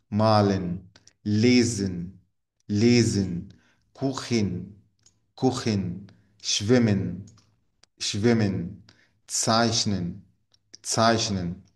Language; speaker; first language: German; non-native, learner; Arabic